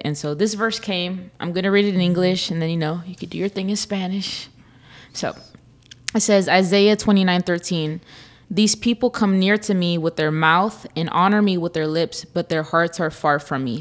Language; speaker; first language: English; early bilingual, other home language; Spanish